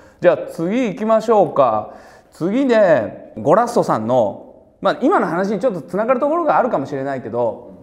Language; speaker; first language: Japanese; native; Japanese